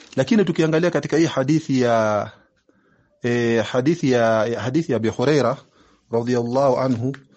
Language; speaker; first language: Swahili; native; Swahili